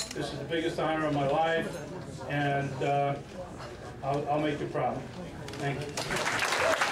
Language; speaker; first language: English; native; English